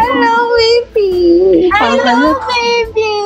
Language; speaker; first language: English; non-native, local second language; Filipino